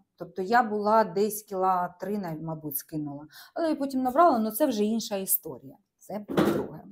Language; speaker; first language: Ukrainian; non-native, local second language; Russian